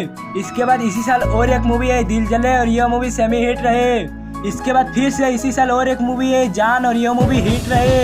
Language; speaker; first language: Hindi; non-native, local second language; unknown